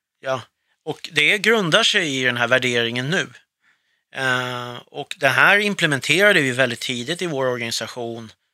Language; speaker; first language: Swedish; early bilingual, other home language; Arabic